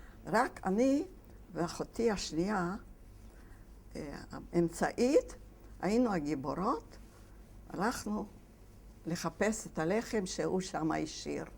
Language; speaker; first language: Hebrew; non-native, fluent; Polish